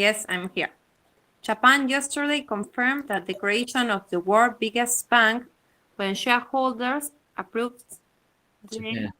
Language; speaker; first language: English; non-native, learner; Spanish